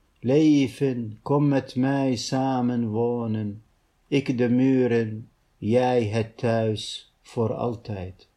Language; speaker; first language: Dutch; non-native, fluent; Arabic